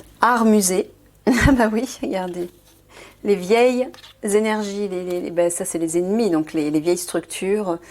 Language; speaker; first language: French; native; French